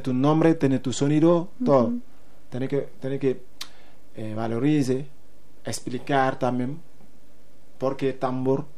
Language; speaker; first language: Spanish; non-native, learner; Wolof